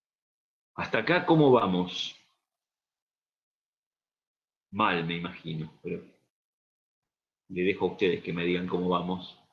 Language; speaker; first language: Spanish; native; Spanish